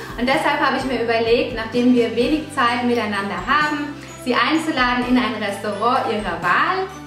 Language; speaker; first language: German; early bilingual, other home language; Italian